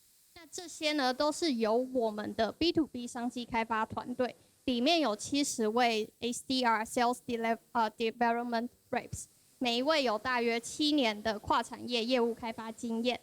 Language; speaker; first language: Chinese; native; Chinese